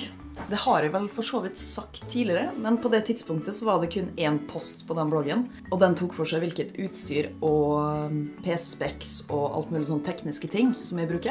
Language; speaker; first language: Norwegian; native; Norwegian